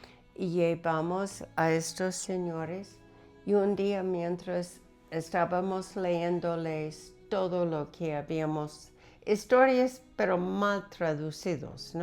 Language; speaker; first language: Spanish; non-native, fluent; English